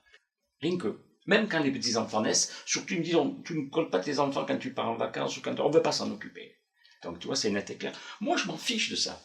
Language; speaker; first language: French; native; French